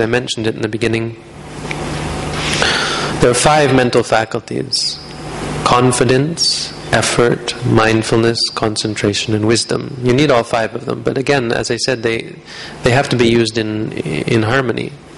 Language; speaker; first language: English; native; English